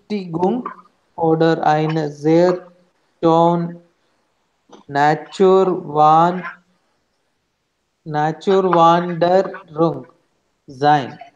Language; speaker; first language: German; non-native, learner; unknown